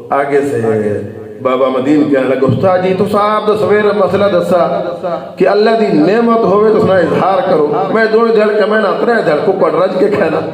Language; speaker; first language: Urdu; non-native, local second language; Punjabi